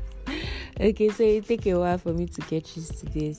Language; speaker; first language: English; non-native, local second language; Igbo